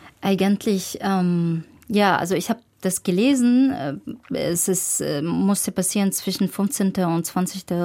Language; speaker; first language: German; non-native, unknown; Arabic